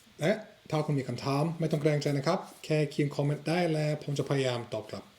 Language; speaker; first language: Thai; non-native, fluent; Norwegian